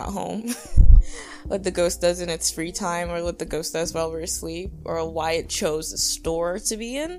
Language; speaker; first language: English; native; English